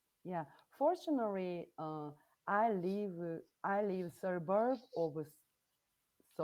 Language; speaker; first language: English; non-native, learner; Korean